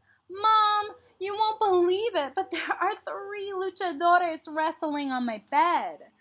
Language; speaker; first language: English; native; English